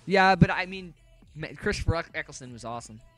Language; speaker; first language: English; native; English